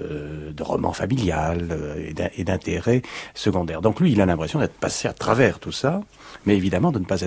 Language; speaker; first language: French; native; French